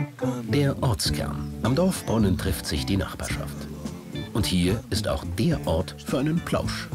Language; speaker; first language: German; native; German